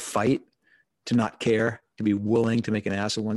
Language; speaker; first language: English; native; English